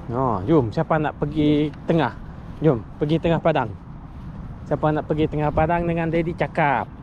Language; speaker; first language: Malay; native; Malay